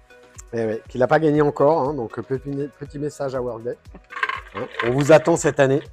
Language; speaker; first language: French; native; French